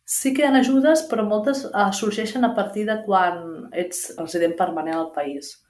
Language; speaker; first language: Catalan; native; Catalan